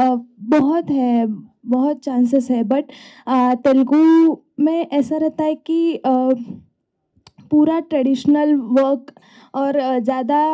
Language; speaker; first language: Hindi; non-native, local second language; Marathi